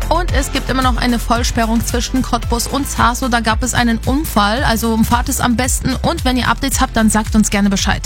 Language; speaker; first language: German; native; German